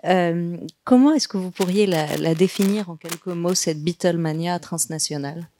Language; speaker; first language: French; native; French